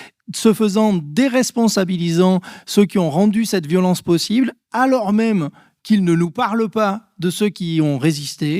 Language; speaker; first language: French; native; French